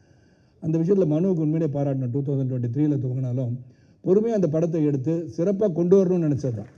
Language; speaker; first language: Tamil; native; Tamil